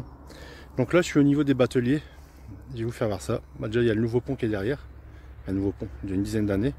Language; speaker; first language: French; native; French